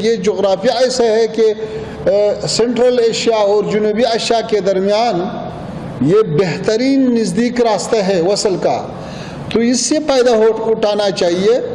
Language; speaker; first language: Hindi; non-native, fluent; Pashto